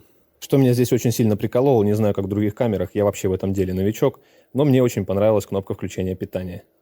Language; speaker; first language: Russian; native; Russian